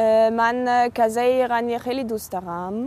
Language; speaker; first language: Persian; non-native, learner; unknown